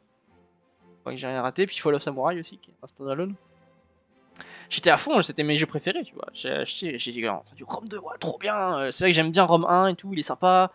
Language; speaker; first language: French; native; French